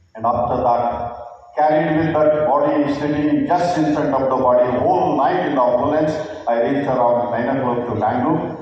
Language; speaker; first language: English; non-native, local second language; Kannada